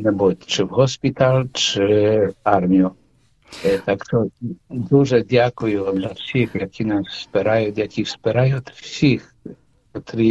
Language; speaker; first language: Ukrainian; early bilingual, heritage; Ukrainian